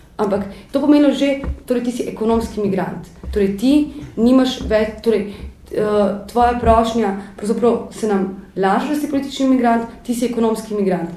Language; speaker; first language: Slovenian; native; Slovenian